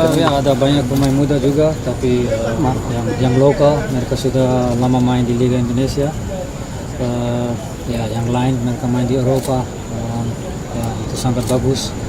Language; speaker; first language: Indonesian; non-native, fluent; Dutch